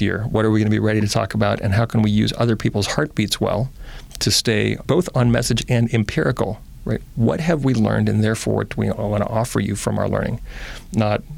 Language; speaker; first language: English; native; English